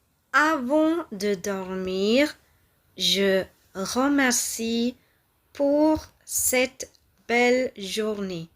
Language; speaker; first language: French; non-native, fluent; Tamil